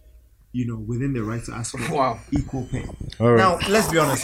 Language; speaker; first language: English; non-native, local second language; Igbo